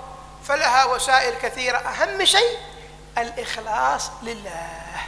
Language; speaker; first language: Arabic; native; Arabic